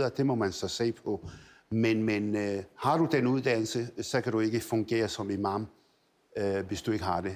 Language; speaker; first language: Danish; early bilingual, other home language; Arabic